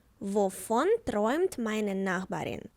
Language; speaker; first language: German; non-native, fluent; Ukrainian